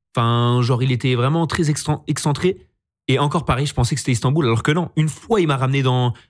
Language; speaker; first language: French; native; French